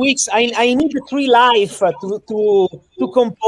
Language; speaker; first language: English; non-native, learner; Italian